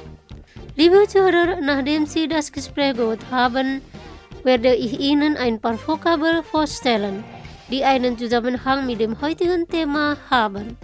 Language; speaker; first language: German; non-native, fluent; Indonesian